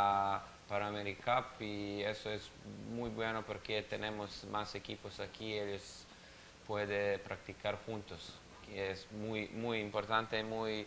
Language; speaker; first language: Spanish; non-native, learner; Serbian